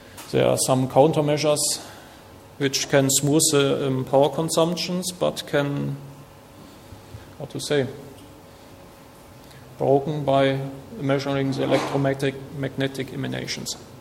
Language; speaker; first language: English; non-native, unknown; German